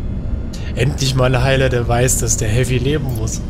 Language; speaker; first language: German; native; German